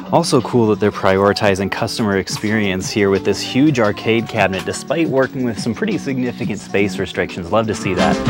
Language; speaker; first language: English; native; English